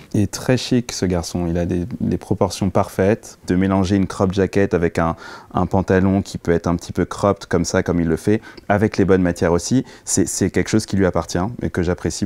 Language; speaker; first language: French; native; French